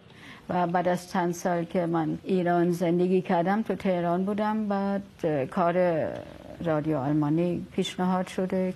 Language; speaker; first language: Persian; non-native, fluent; German